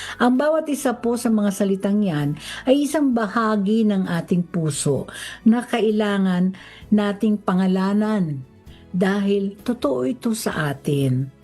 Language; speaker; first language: Filipino; native; Filipino